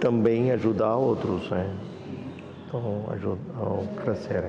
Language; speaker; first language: Portuguese; non-native, fluent; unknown